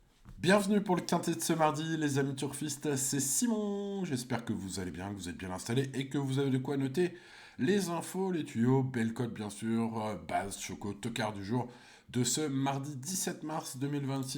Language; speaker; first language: French; native; French